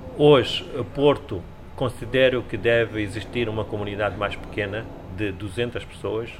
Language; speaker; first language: Portuguese; non-native, local second language; Gujarati